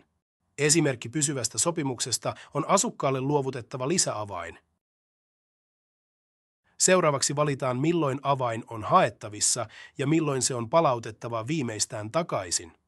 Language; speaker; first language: Finnish; native; Finnish